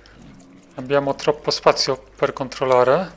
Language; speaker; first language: Italian; non-native, fluent; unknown